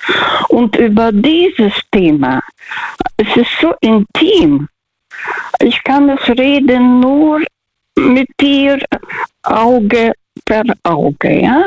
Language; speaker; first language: German; early bilingual, heritage; Russian